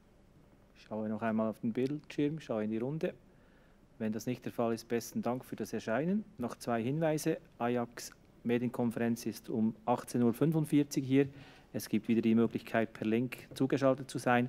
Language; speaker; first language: German; native; German